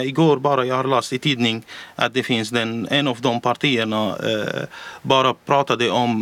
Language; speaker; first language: Swedish; non-native, learner; Arabic